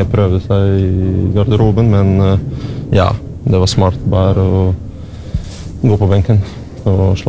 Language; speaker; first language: Norwegian; non-native, learner; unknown